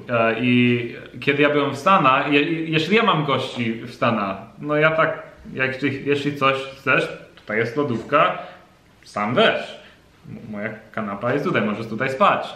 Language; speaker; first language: Polish; non-native, learner; English